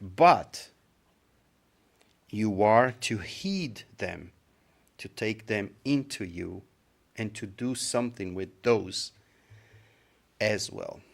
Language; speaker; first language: English; non-native, fluent; Portuguese